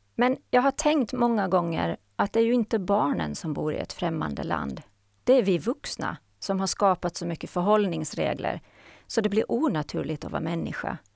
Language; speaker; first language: Swedish; native; Swedish